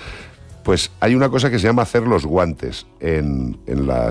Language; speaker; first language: Spanish; native; Spanish